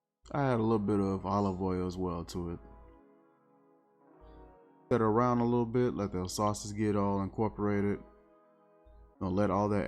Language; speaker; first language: English; native; English